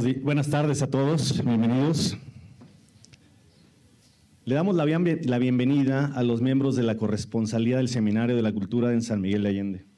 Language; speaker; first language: Spanish; native; Spanish